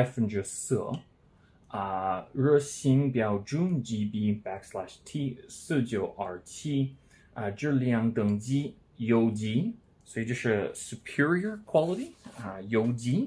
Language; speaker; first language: Chinese; non-native, learner; English